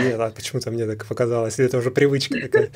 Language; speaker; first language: Russian; native; Russian